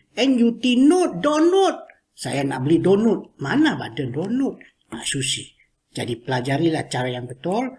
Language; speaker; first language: Malay; non-native, local second language; Chinese